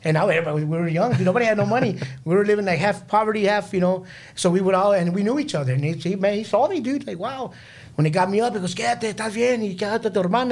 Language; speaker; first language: English; early bilingual, other home language; Spanish